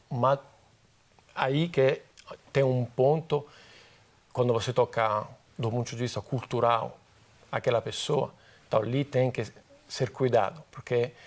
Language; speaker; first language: Portuguese; non-native, fluent; Italian